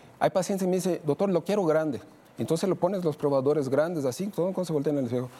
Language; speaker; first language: Spanish; non-native, fluent; Portuguese